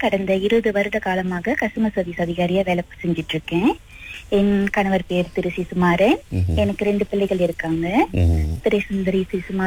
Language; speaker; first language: Tamil; early bilingual, heritage; Tamil